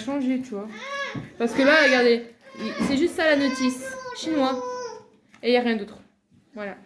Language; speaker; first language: French; native; French